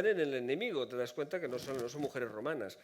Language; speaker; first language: Spanish; native; Spanish